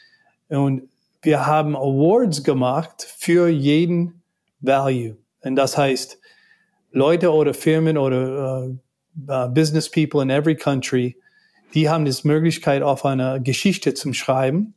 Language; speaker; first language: German; non-native, learner; English